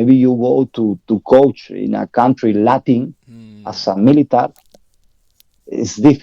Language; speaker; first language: English; non-native, learner; Spanish